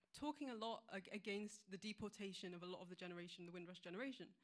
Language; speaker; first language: English; native; English